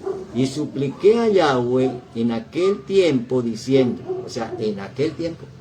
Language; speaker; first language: Spanish; native; Spanish